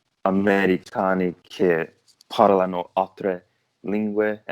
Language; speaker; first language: Italian; non-native, learner; English